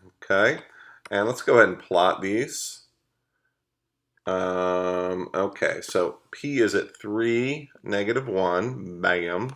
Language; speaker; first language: English; native; English